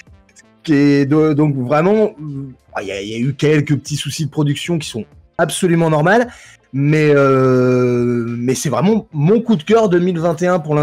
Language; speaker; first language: French; native; French